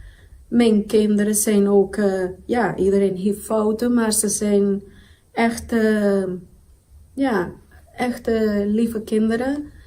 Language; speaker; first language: Dutch; non-native, local second language; Papiamento